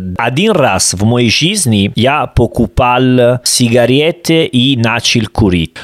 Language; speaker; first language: Russian; non-native, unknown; Italian